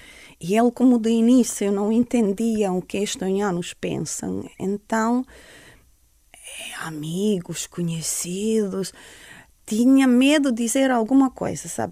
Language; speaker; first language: Portuguese; non-native, fluent; Estonian